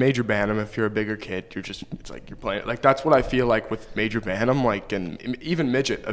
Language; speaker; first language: English; native; English